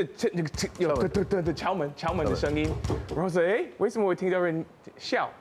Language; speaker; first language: Chinese; non-native, fluent; English